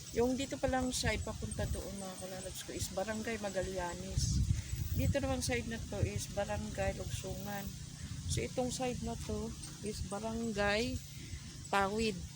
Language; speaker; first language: Filipino; native; Filipino